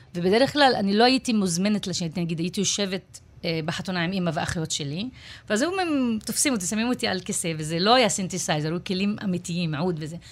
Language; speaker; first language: Hebrew; non-native, local second language; Arabic